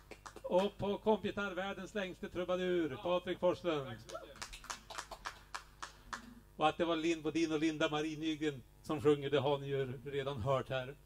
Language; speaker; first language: Swedish; native; Swedish